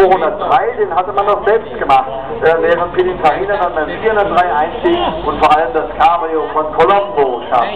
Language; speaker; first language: German; native; German